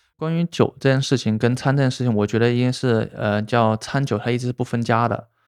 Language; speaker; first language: Chinese; native; Chinese